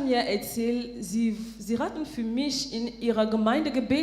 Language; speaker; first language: German; non-native, fluent; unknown